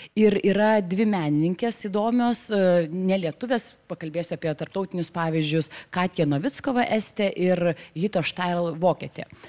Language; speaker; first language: Lithuanian; native; Lithuanian